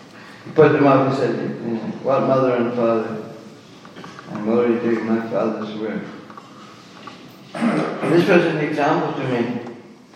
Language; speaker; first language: English; native; English